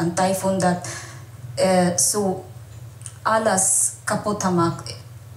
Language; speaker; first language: Dutch; non-native, learner; Waray